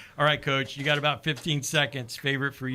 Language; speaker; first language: English; native; English